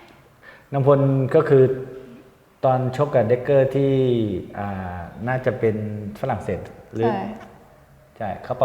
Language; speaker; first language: Thai; native; Thai